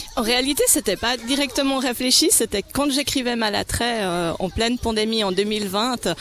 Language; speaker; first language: French; native; French